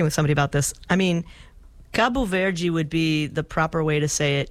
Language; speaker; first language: English; non-native, fluent; Portuguese